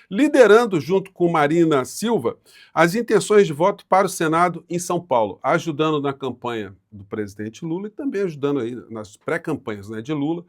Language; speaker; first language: Portuguese; native; Portuguese